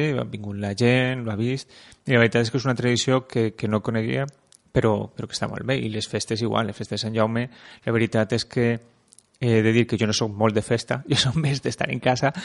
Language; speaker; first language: Catalan; non-native, local second language; Spanish